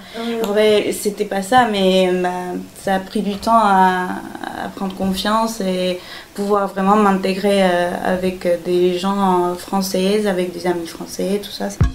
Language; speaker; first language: French; non-native, fluent; Spanish